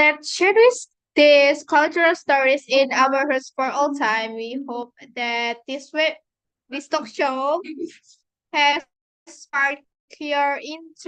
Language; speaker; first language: English; non-native, fluent; Indonesian